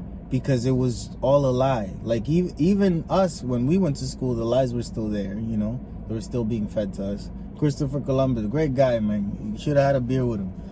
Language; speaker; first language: English; early bilingual, other home language; Spanish